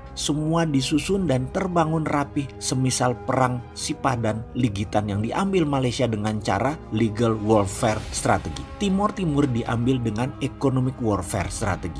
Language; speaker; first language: Indonesian; native; Indonesian